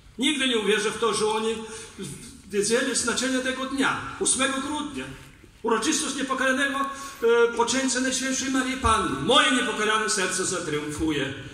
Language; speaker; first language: Polish; non-native, fluent; Belarusian